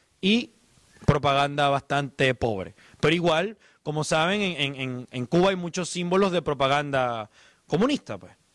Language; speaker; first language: Spanish; native; Spanish